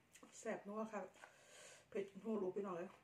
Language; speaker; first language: Thai; non-native, local second language; Lao